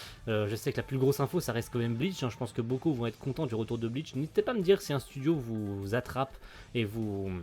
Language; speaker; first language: French; native; French